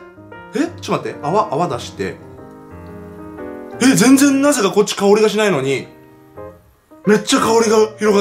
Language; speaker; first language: Japanese; native; Japanese